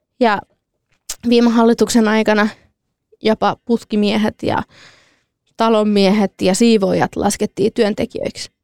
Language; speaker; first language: Finnish; early bilingual, other home language; Kurdish